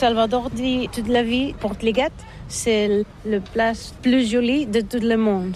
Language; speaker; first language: French; non-native, fluent; Catalan